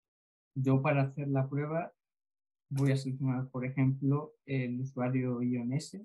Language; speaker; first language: Spanish; native; Spanish